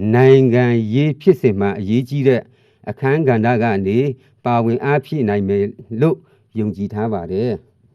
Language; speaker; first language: Burmese; non-native, local second language; Mon